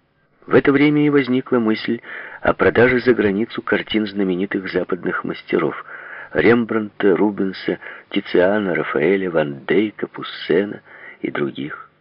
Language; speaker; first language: Russian; native; Russian